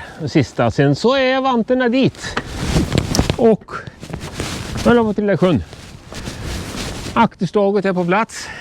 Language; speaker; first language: Swedish; native; Swedish